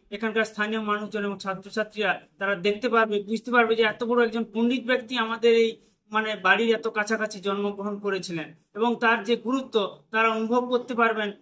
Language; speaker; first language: Bangla; native; Bangla